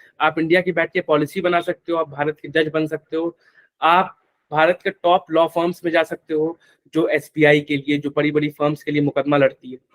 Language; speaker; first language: Hindi; native; Hindi